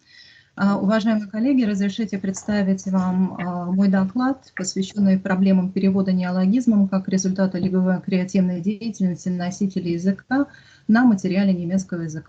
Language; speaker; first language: Russian; native; Russian